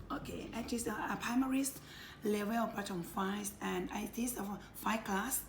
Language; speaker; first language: English; non-native, learner; Thai